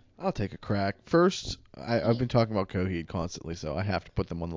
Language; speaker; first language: English; native; English